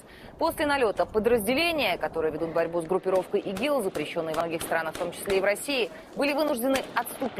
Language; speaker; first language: Russian; native; Russian